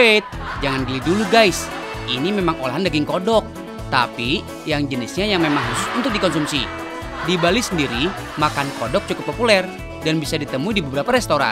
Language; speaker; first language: Indonesian; native; Indonesian